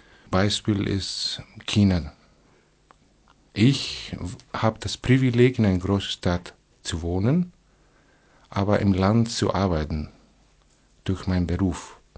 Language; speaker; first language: German; non-native, fluent; Greek